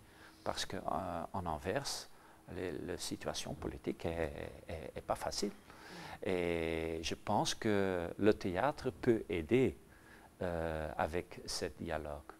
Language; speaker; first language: French; non-native, local second language; Dutch